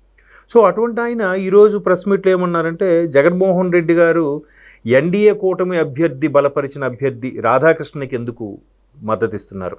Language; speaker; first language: Telugu; native; Telugu